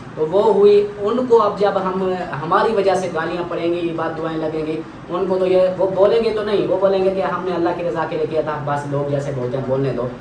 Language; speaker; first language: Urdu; non-native, local second language; Saraiki